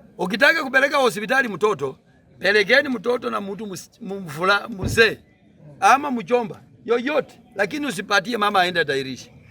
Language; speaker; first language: Swahili; non-native, local second language; Luyia